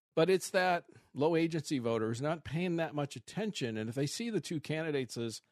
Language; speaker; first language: English; native; English